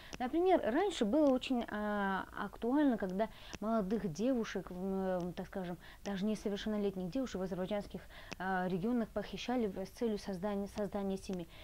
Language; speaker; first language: Russian; non-native, fluent; Azerbaijani